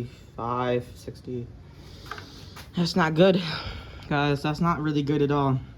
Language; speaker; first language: English; native; English